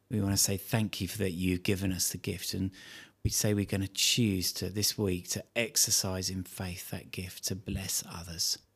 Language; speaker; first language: English; native; English